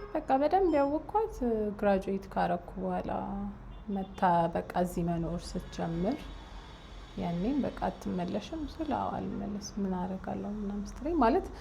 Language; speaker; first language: Amharic; native; Amharic